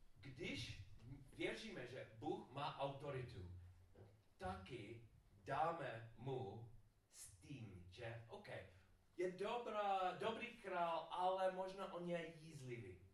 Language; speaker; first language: Czech; non-native, learner; English